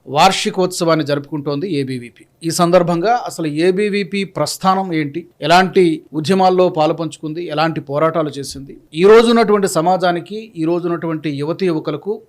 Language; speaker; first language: Telugu; native; Telugu